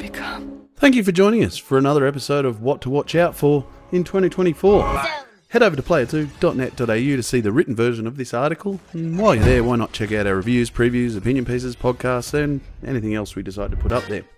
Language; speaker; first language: English; native; English